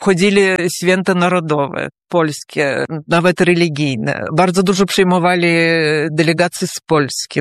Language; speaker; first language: Polish; early bilingual, heritage; Polish